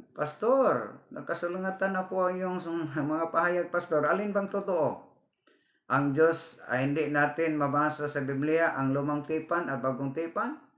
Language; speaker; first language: Filipino; non-native, local second language; Cebuano